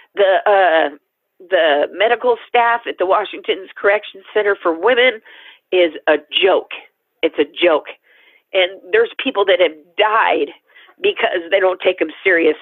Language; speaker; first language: English; native; English